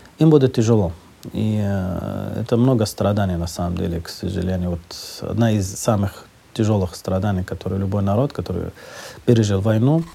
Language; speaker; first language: Russian; non-native, fluent; Persian